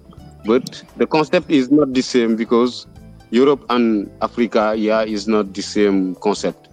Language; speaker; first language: English; non-native, learner; Wolof